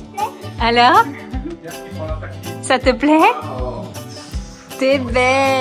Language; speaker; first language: French; native; French